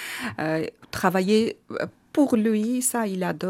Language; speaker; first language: French; non-native, learner; Armenian